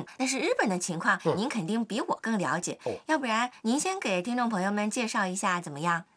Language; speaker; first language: Chinese; native; Chinese